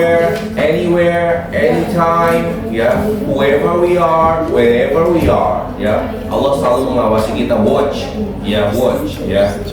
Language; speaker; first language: English; non-native, fluent; Indonesian